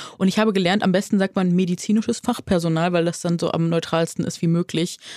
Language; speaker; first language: German; native; German